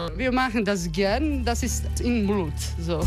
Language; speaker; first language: German; non-native, fluent; Croatian